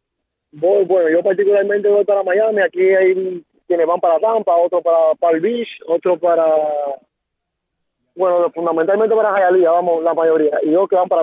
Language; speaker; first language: Spanish; native; Spanish